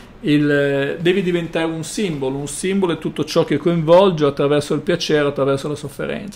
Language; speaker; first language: Italian; native; Italian